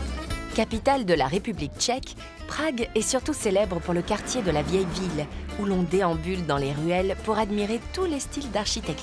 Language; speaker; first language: French; native; French